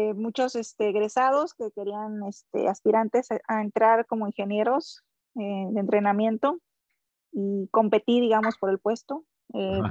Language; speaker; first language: Spanish; native; Spanish